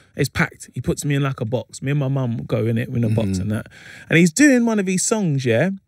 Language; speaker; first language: English; native; English